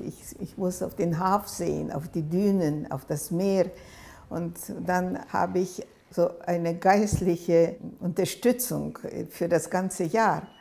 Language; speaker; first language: German; non-native, fluent; Lithuanian